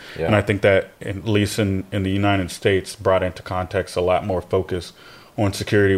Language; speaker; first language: English; native; English